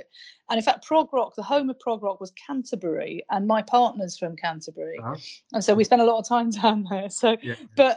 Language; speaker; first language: English; native; English